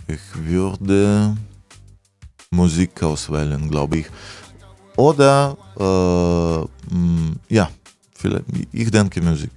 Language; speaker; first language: German; non-native, fluent; Russian